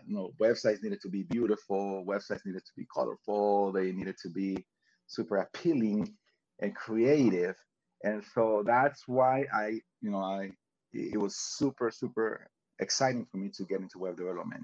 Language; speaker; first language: English; non-native, fluent; Spanish